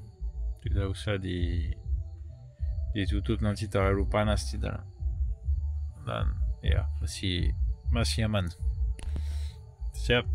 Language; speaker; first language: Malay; non-native, learner; French